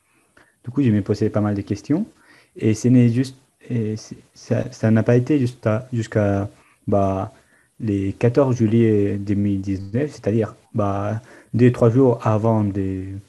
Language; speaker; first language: French; non-native, fluent; Spanish